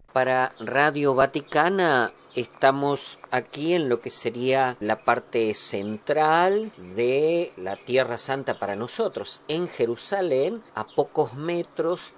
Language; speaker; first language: Spanish; native; Spanish